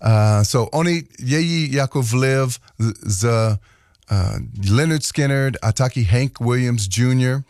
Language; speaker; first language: Czech; non-native, learner; English